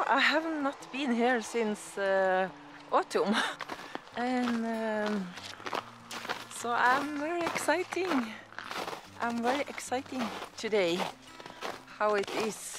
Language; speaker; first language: English; non-native, learner; Norwegian